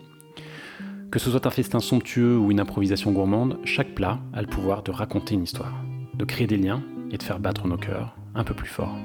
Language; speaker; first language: French; native; French